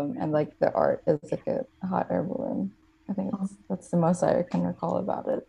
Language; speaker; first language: English; non-native, local second language; Filipino